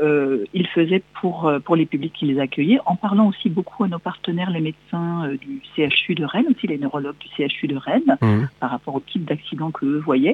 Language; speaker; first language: French; native; French